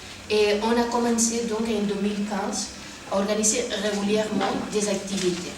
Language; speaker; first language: French; non-native, fluent; Spanish